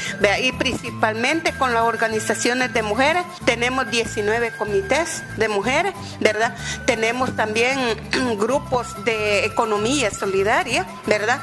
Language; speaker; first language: Spanish; native; Spanish